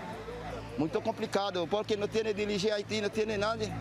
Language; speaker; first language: Portuguese; non-native, learner; Haitian Creole